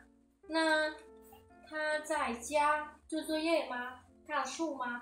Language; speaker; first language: Chinese; non-native, fluent; Vietnamese